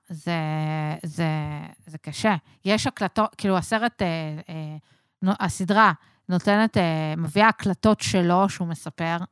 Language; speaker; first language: Hebrew; native; Hebrew